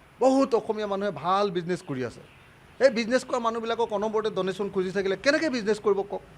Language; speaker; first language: Assamese; native; Assamese